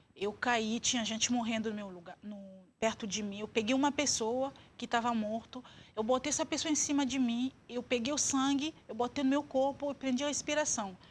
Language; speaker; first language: Portuguese; non-native, fluent; Swahili